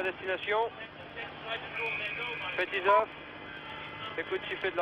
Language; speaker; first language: French; native; French